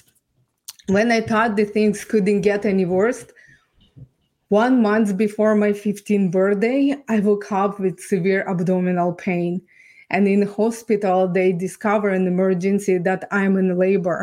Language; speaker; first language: English; non-native, fluent; Ukrainian